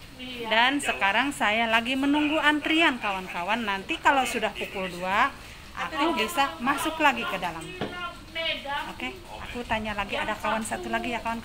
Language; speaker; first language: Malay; non-native, local second language; Sundanese